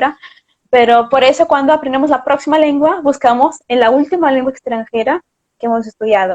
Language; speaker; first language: Spanish; non-native, fluent; Portuguese